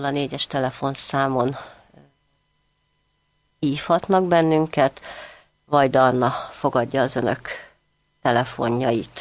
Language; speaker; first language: Hungarian; native; Hungarian